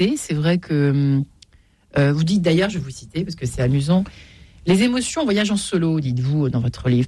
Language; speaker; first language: French; native; French